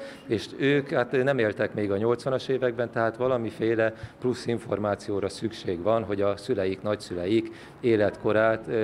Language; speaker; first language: Hungarian; native; Hungarian